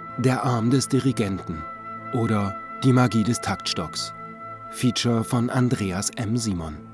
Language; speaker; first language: German; native; German